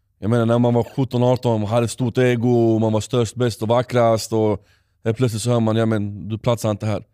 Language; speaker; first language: Swedish; native; Swedish